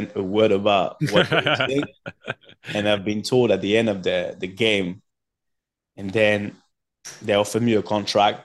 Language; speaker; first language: English; non-native, fluent; French